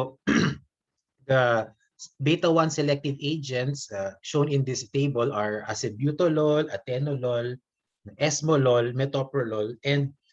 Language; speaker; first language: English; non-native, local second language; Filipino